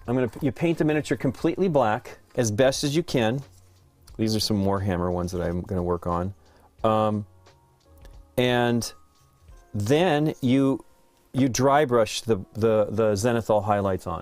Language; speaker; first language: English; native; English